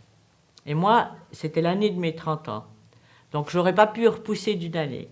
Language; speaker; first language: French; native; French